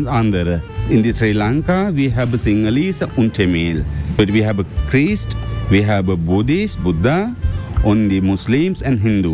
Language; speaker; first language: German; non-native, learner; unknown